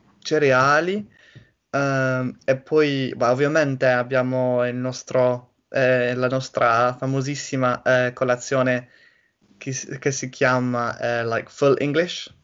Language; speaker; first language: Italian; non-native, learner; English